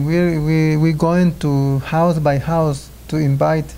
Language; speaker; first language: English; non-native, learner; Spanish